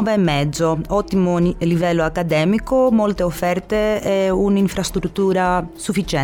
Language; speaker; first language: Italian; non-native, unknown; Greek